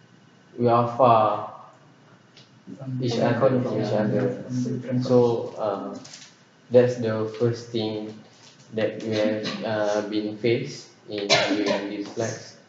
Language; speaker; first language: English; non-native, local second language; Malay